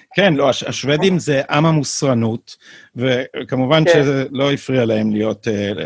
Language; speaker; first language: Hebrew; native; Hebrew